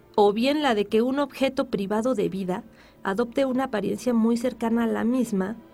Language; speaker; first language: Spanish; native; Spanish